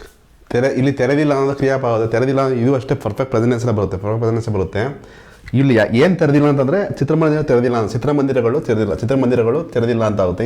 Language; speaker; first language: Kannada; native; Kannada